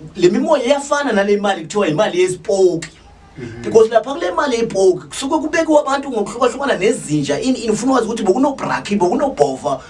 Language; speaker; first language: Zulu; native; Zulu